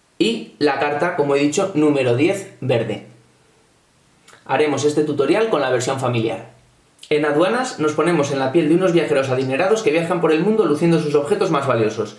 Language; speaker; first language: Spanish; native; Spanish